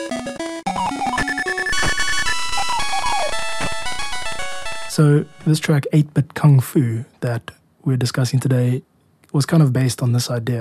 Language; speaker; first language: English; native; English